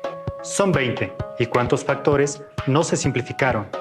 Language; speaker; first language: Spanish; native; Spanish